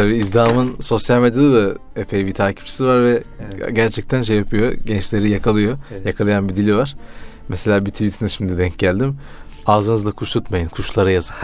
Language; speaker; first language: Turkish; native; Turkish